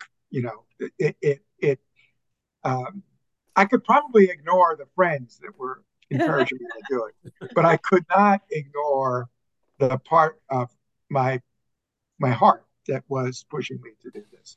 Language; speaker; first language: English; native; English